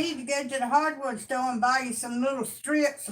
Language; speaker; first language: English; native; English